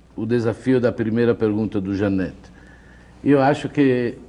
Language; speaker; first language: Portuguese; non-native, fluent; Italian